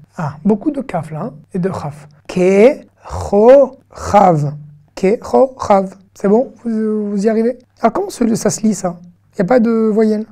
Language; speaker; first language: French; native; French